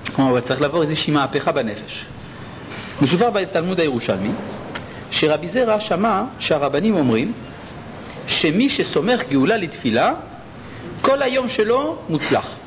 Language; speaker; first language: Hebrew; early bilingual, other home language; French